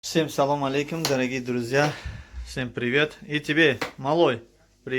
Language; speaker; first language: Russian; non-native, fluent; Tajik